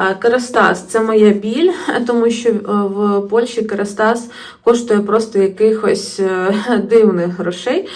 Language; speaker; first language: Ukrainian; non-native, local second language; Russian